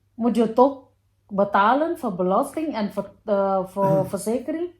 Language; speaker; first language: Dutch; non-native, learner; Thai